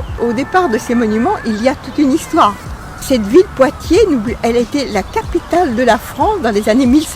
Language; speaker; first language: French; native; French